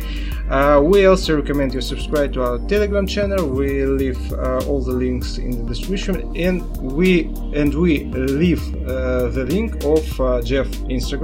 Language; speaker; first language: English; non-native, learner; Russian